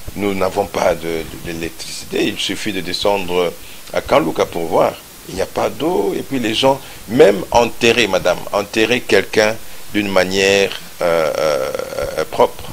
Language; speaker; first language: French; non-native, local second language; Lingala